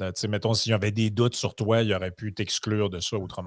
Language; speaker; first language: French; native; French